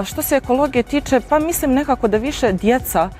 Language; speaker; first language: Bosnian; native; Bosnian